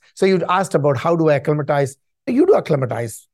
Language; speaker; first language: English; non-native, local second language; Tamil